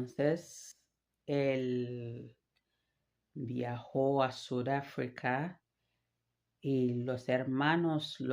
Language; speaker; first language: Spanish; non-native, fluent; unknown